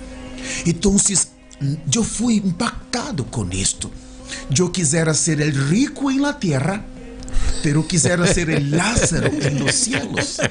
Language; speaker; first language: Spanish; non-native, learner; Portuguese